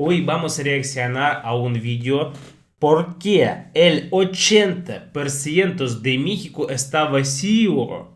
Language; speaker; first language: Spanish; non-native, fluent; Russian